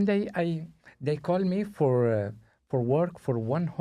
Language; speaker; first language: English; non-native, learner; Spanish